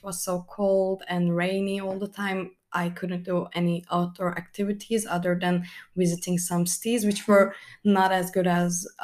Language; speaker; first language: English; non-native, fluent; Turkish